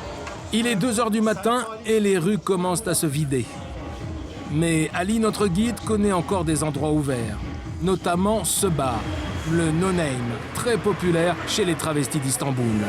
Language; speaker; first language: French; native; French